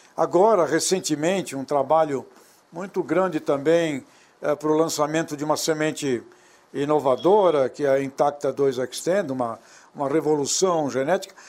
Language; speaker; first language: Portuguese; native; Portuguese